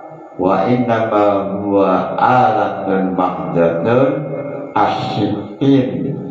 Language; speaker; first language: Arabic; non-native, fluent; Javanese